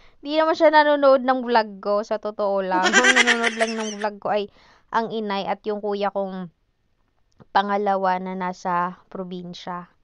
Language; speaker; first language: Filipino; native; Filipino